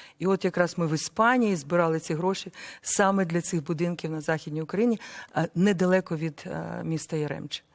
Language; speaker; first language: Ukrainian; native; Ukrainian